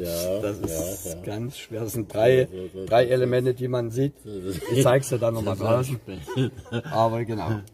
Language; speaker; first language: German; native; German